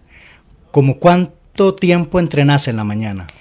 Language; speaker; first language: Spanish; native; Spanish